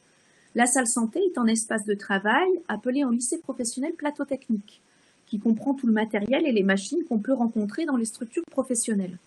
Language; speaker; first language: French; native; French